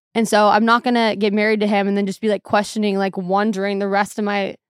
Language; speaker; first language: English; native; English